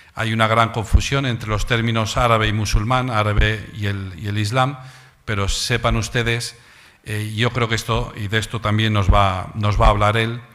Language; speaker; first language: Spanish; native; Spanish